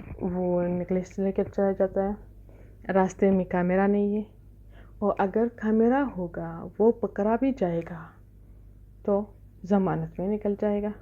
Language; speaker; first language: Hindi; non-native, fluent; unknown